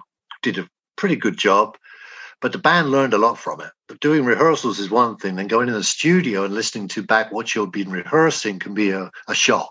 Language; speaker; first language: English; native; English